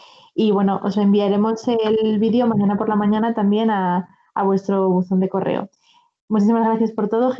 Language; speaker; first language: Spanish; native; Spanish